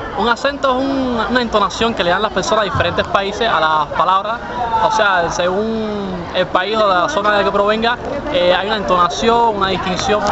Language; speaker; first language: Spanish; native; Spanish